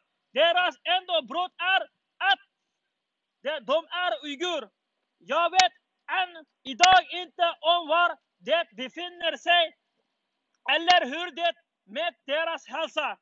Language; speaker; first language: Swedish; non-native, learner; Uyghur